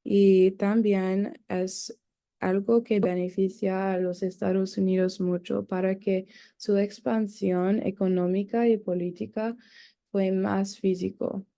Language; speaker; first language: Spanish; non-native, learner; English